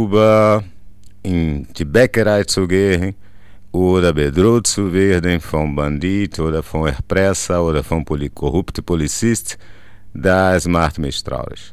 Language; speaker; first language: German; non-native, learner; Portuguese